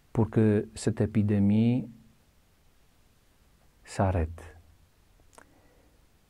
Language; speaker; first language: French; non-native, fluent; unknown